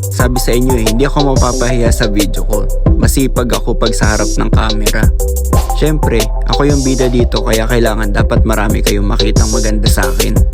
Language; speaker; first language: Filipino; native; Filipino